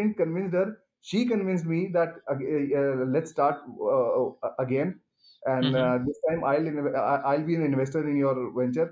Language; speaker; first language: English; non-native, local second language; Hindi